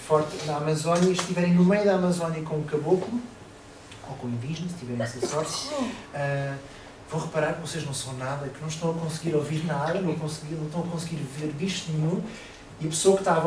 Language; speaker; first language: Portuguese; native; Portuguese